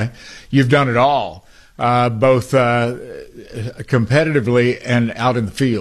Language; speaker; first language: English; native; English